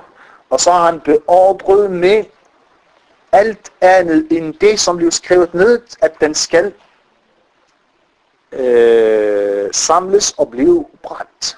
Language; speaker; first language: Danish; non-native, fluent; Arabic